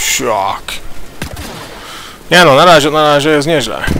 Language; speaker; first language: Polish; native; Polish